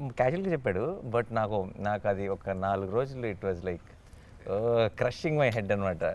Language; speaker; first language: Telugu; native; Telugu